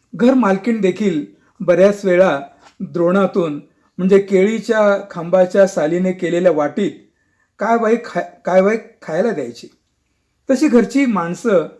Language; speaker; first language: Marathi; non-native, local second language; Kannada